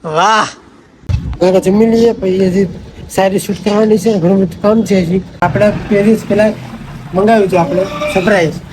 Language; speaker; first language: Gujarati; native; Gujarati